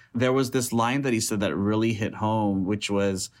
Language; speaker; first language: English; early bilingual, other home language; Filipino